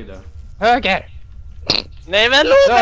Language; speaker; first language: Swedish; native; Swedish